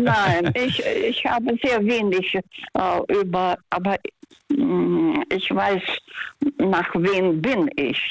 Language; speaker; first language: German; non-native, fluent; Russian